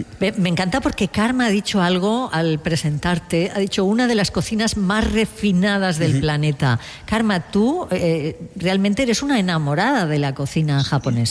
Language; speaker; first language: Spanish; non-native, local second language; Catalan